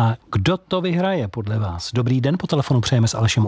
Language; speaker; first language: Czech; native; Czech